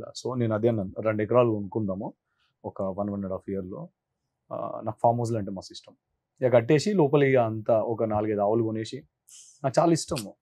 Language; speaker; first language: Telugu; native; Telugu